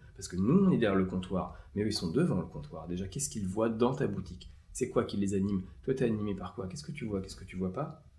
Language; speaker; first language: French; native; French